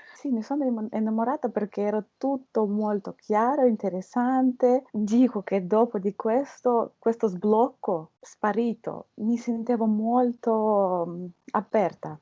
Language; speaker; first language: Italian; non-native, learner; Russian